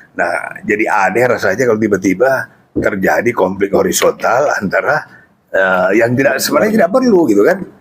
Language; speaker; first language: Indonesian; native; Indonesian